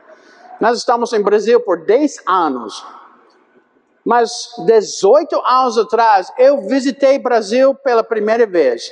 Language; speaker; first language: Portuguese; non-native, fluent; English